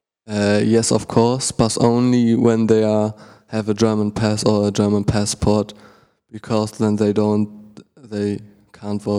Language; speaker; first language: English; non-native, learner; German